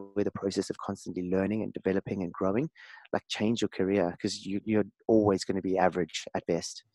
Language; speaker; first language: English; native; English